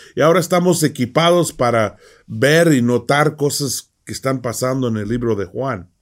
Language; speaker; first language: Spanish; early bilingual, heritage; Spanish